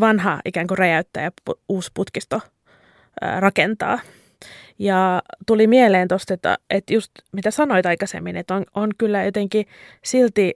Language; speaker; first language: Finnish; native; Finnish